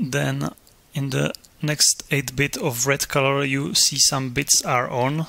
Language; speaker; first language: English; non-native, fluent; Czech